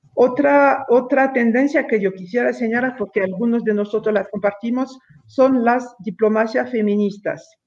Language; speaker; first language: Spanish; non-native, fluent; French